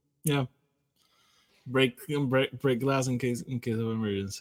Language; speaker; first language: English; non-native, local second language; Spanish